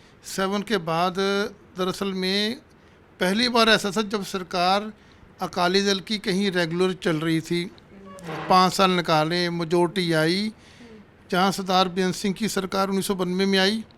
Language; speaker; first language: Hindi; non-native, local second language; Punjabi